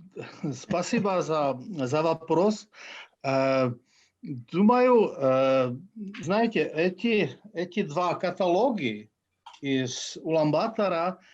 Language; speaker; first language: Russian; non-native, fluent; Czech